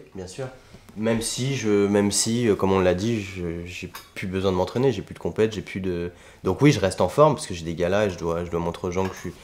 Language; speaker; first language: French; native; French